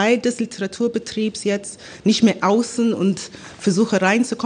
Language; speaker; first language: German; non-native, fluent; English